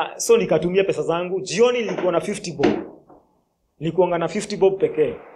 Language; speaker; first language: Swahili; non-native, local second language; Kikuyu